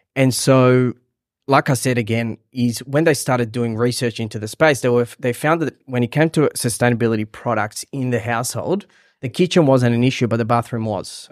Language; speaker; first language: English; early bilingual, other home language; Hebrew